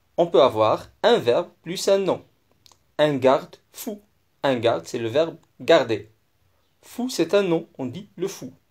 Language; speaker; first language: French; non-native, local second language; Arabic